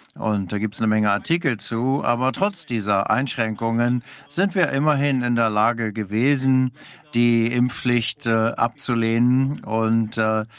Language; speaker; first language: German; non-native, fluent; Danish